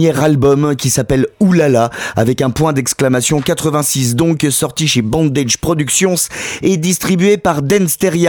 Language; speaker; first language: French; native; French